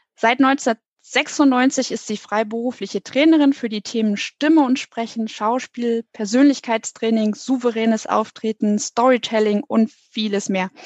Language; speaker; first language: German; native; German